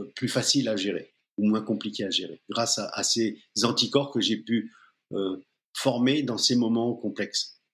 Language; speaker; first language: French; native; French